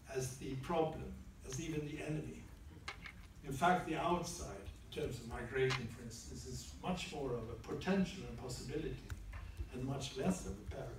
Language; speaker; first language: English; non-native, fluent; Swedish